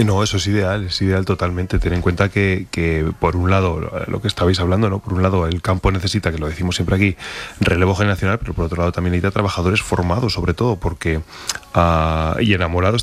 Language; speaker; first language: Spanish; native; Spanish